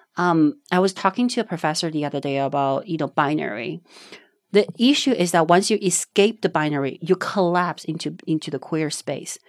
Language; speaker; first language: English; non-native, fluent; Chinese